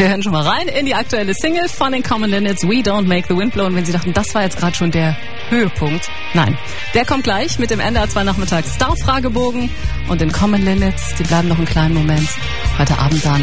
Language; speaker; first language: German; native; German